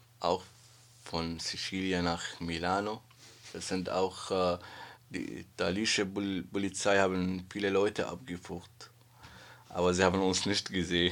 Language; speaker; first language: German; non-native, learner; Arabic